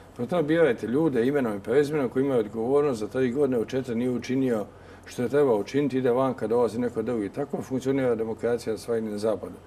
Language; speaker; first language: Croatian; native; Croatian